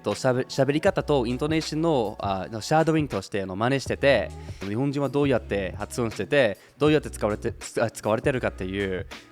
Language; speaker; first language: Japanese; non-native, fluent; English